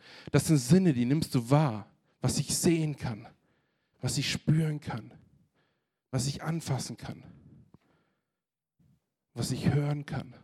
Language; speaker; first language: German; native; German